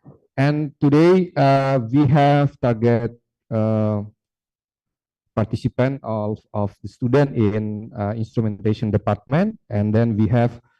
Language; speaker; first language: English; non-native, fluent; Indonesian